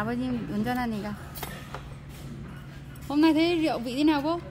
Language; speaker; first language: Korean; non-native, learner; Vietnamese